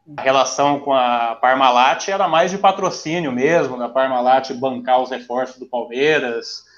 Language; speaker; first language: Portuguese; native; Portuguese